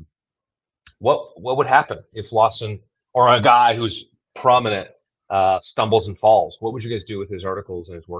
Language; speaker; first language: English; native; English